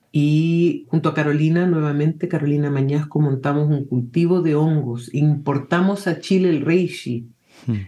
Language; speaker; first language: Spanish; early bilingual, heritage; Spanish